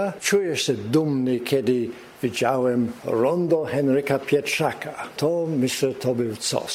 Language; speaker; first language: Polish; early bilingual, heritage; English